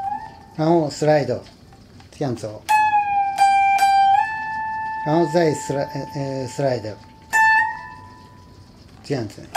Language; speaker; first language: Chinese; non-native, fluent; Japanese